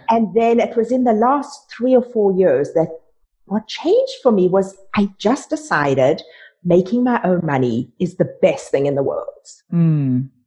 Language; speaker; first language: English; native; English